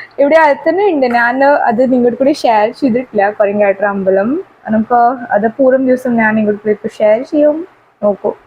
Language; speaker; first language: Malayalam; non-native, learner; Hindi